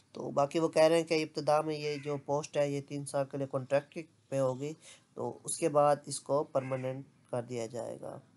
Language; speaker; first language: Urdu; non-native, local second language; Punjabi